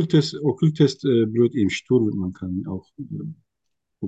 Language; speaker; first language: German; non-native, fluent; Turkish